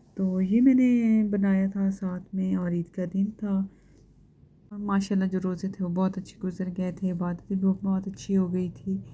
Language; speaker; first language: Urdu; native; Urdu